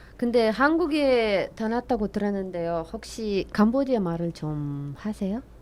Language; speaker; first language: Korean; non-native, fluent; Uzbek